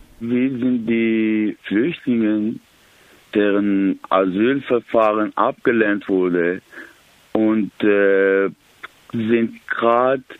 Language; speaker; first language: German; non-native, learner; Persian